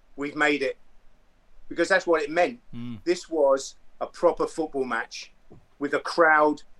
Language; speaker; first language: English; native; English